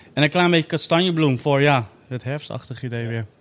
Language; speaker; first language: Dutch; native; Dutch